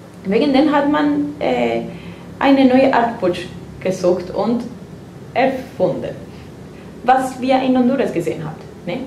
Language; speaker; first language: German; non-native, fluent; Spanish